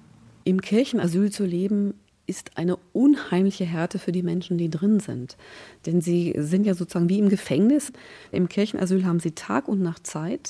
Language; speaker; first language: German; native; German